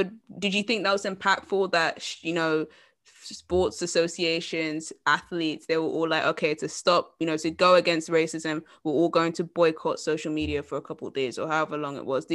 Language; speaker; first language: English; native; English